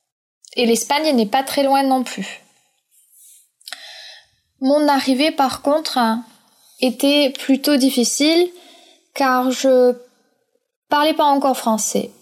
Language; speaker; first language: French; early bilingual, other home language; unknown